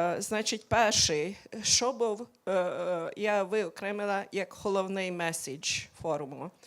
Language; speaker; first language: Ukrainian; non-native, local second language; Hungarian